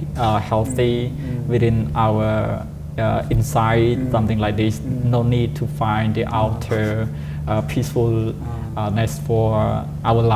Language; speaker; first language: English; non-native, fluent; Khmer